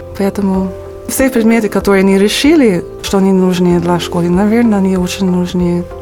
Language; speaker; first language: Russian; non-native, fluent; English